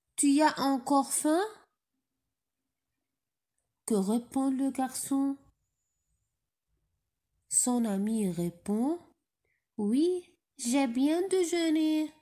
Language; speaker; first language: French; non-native, local second language; Arabic